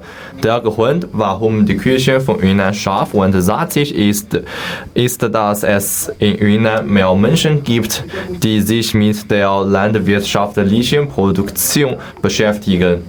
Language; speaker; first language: German; non-native, learner; Chinese